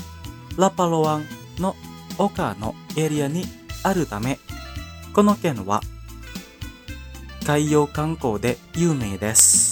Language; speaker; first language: Japanese; non-native, fluent; Indonesian